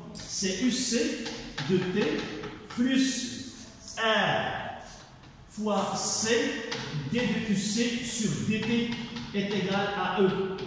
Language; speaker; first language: French; non-native, local second language; Arabic